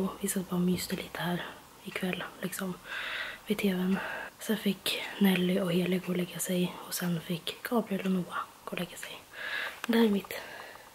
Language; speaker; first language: Swedish; native; Swedish